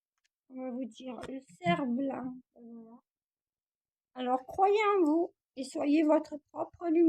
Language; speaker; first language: French; native; French